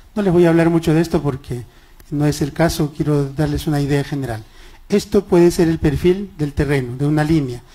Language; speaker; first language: Spanish; non-native, local second language; Quechua